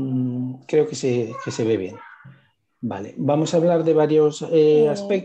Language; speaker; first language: Spanish; native; Spanish